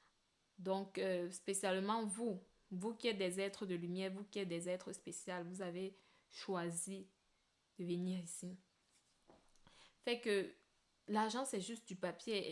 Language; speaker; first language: French; native; French